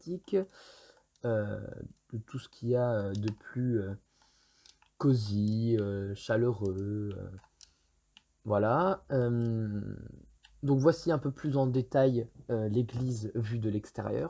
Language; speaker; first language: French; native; French